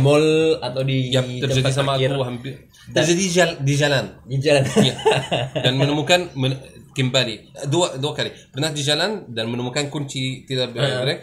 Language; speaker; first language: Indonesian; non-native, learner; French